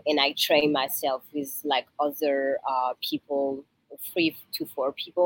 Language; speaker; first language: English; non-native, learner; French